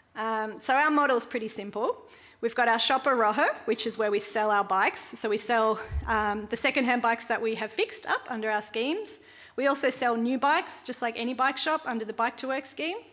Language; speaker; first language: English; native; English